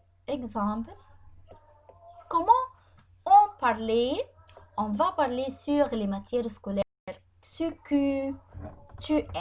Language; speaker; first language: French; non-native, fluent; Arabic